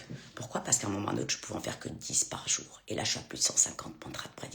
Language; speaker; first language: French; native; French